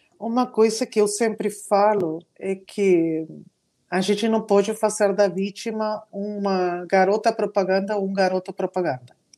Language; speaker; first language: Portuguese; non-native, fluent; Spanish